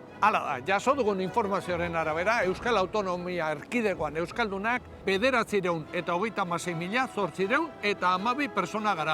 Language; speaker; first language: Basque; native; Basque